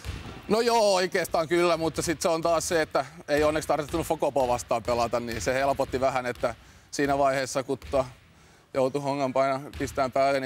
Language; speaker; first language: Finnish; native; Finnish